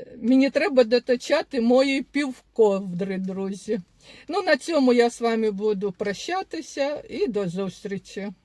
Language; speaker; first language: Ukrainian; non-native, local second language; Russian